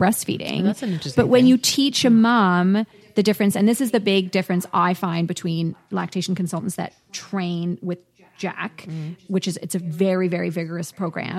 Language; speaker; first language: English; native; English